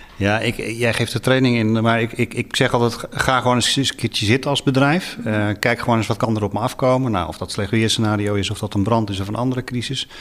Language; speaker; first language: Dutch; native; Dutch